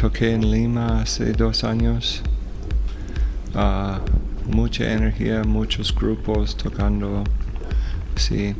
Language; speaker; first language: Spanish; non-native, fluent; English